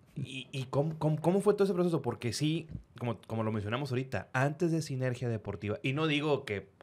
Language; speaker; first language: Spanish; native; Spanish